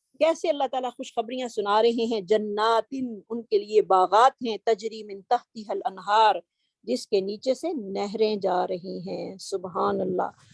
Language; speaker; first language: Urdu; native; Urdu